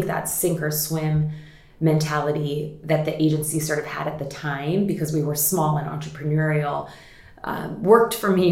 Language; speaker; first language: English; native; English